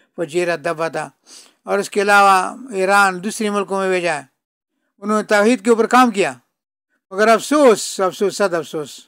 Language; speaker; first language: Urdu; non-native, local second language; Pashto